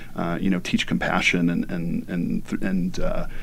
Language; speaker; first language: English; native; English